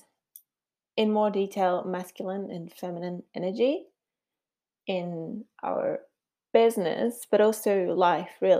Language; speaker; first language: English; non-native, fluent; Swiss German